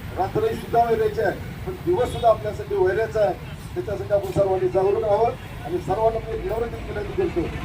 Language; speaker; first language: Marathi; non-native, local second language; Urdu